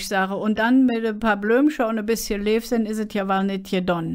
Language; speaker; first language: German; native; German